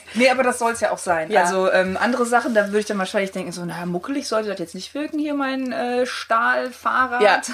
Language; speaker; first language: German; native; German